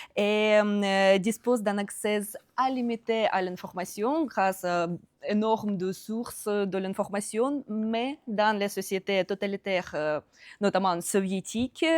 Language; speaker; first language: French; non-native, fluent; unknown